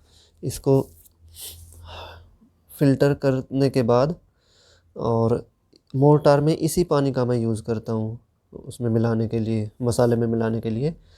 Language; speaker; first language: Hindi; native; Hindi